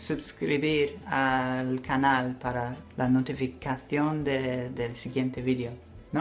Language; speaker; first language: Spanish; non-native, fluent; English